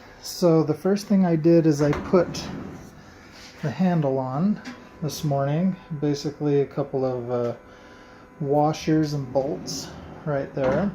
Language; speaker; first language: English; native; English